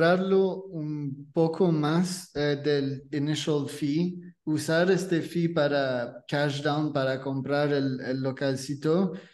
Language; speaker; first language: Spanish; non-native, learner; French